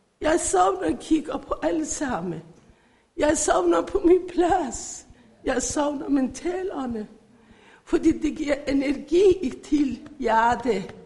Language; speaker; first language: Danish; non-native, learner; Persian